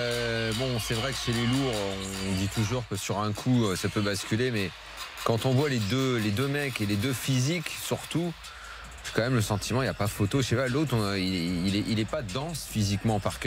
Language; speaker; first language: French; native; French